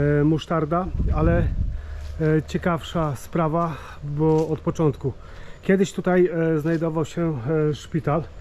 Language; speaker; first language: Polish; native; Polish